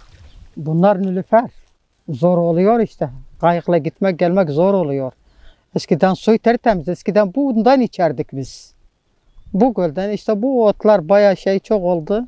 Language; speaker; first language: Turkish; non-native, local second language; Arabic